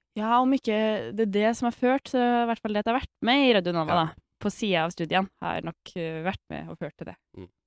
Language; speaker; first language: Norwegian; native; Norwegian